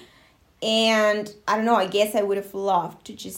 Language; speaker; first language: English; non-native, fluent; Spanish